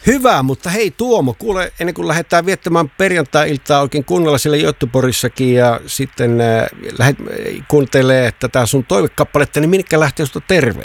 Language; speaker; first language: Finnish; native; Finnish